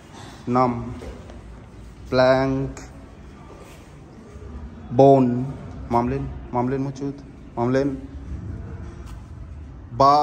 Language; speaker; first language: Vietnamese; non-native, learner; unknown